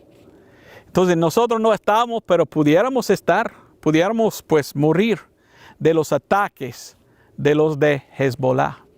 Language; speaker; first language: Spanish; non-native, fluent; English